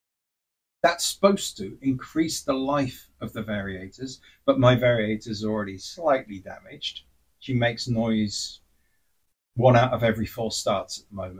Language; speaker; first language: English; native; English